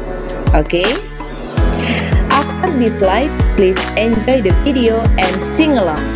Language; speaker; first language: English; non-native, fluent; Indonesian